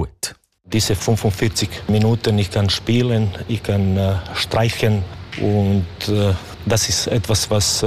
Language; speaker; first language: German; non-native, learner; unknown